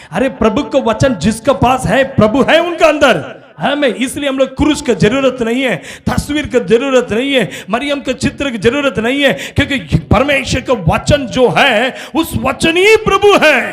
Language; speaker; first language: Hindi; non-native, local second language; Tamil